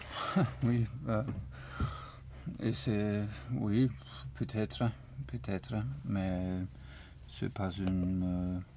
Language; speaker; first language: French; non-native, learner; German